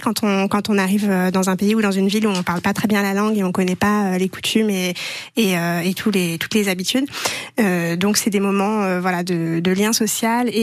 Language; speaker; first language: French; native; French